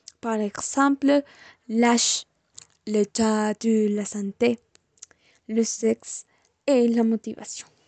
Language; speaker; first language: French; non-native, learner; Spanish